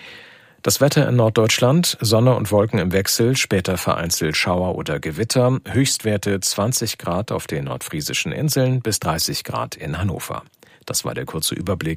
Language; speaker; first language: German; native; German